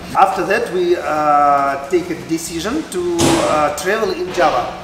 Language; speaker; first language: English; non-native, learner; Russian